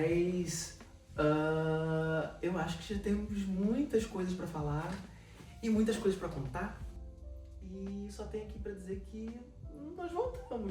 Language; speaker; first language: Portuguese; native; Portuguese